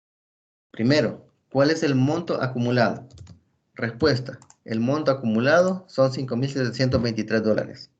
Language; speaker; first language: Spanish; native; Spanish